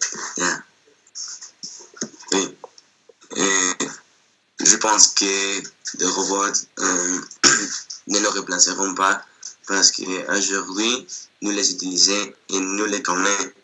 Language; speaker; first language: French; non-native, learner; Spanish